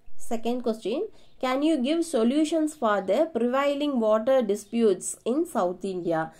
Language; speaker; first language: English; non-native, local second language; Tamil